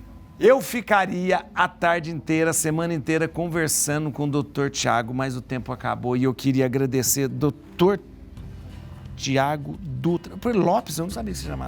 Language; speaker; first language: Portuguese; native; Portuguese